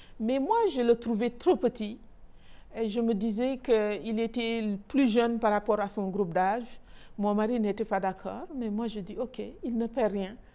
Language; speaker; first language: French; non-native, local second language; Wolof